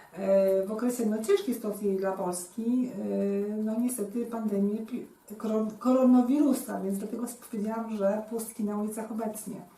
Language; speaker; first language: Polish; native; Polish